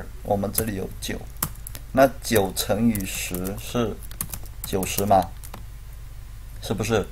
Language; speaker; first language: Chinese; non-native, fluent; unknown